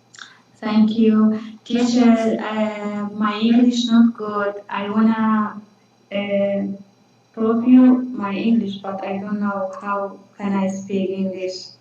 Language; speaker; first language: English; non-native, learner; Kurdish